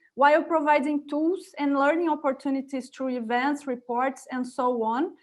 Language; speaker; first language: English; non-native, fluent; Portuguese